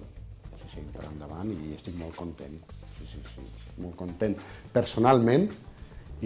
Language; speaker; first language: Catalan; non-native, fluent; Bangla